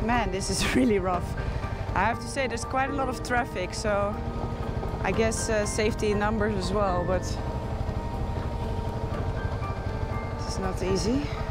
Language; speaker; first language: English; non-native, fluent; Dutch